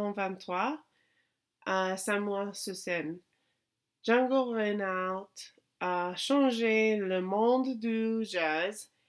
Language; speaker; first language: French; non-native, learner; English